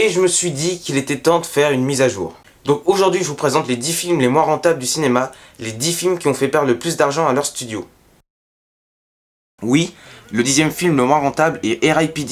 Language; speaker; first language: French; native; French